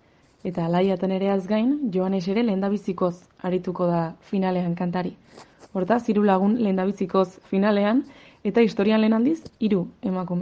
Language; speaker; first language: Basque; native; Basque